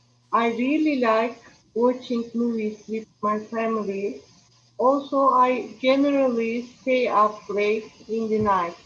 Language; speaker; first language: English; non-native, learner; Turkish